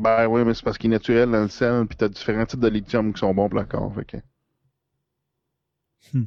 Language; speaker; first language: French; native; French